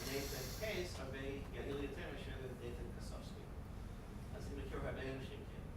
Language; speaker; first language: Hebrew; non-native, fluent; English